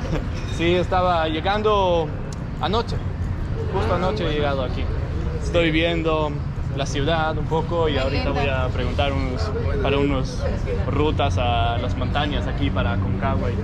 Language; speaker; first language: Spanish; non-native, learner; English